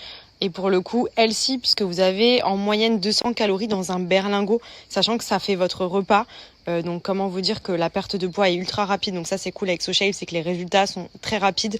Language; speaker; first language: French; native; French